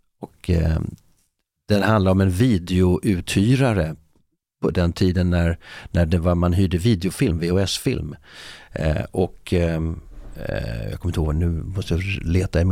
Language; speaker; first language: Swedish; native; Swedish